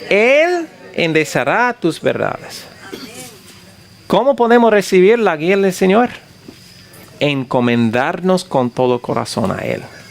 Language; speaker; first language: Spanish; non-native, fluent; English